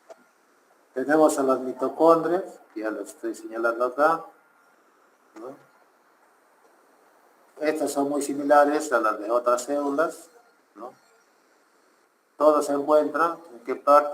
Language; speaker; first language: Spanish; native; Spanish